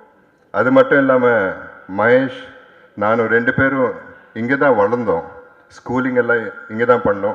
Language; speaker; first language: Tamil; non-native, local second language; Telugu